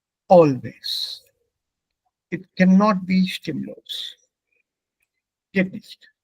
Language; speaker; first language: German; non-native, fluent; Hindi